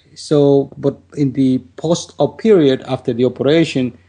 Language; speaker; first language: English; non-native, fluent; Spanish